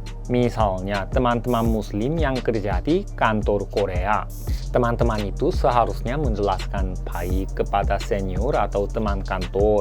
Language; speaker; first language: Indonesian; non-native, fluent; Korean